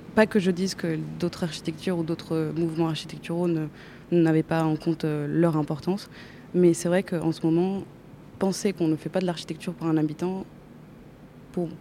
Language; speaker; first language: French; non-native, fluent; Spanish